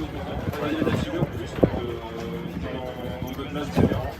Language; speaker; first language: French; native; French